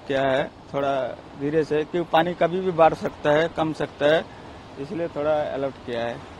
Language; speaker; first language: Hindi; non-native, local second language; Bangla